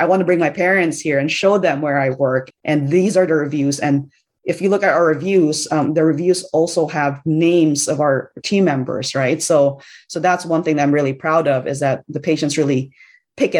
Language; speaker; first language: English; non-native, local second language; Cebuano